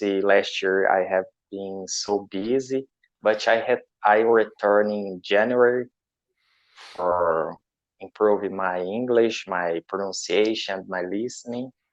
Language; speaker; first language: English; non-native, learner; Portuguese